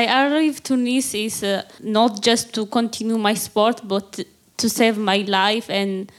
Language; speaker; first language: English; non-native, learner; Tigrinya